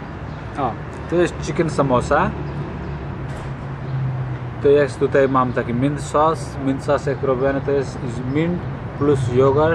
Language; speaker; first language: Polish; non-native, learner; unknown